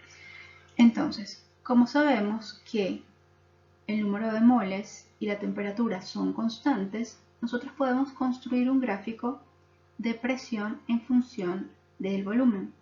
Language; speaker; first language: Spanish; native; Spanish